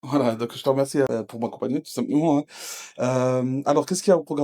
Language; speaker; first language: French; native; French